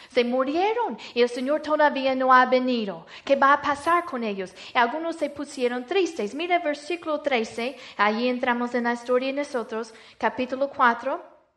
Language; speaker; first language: Spanish; non-native, fluent; English